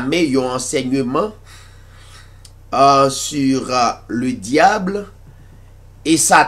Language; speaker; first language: French; non-native, local second language; Haitian Creole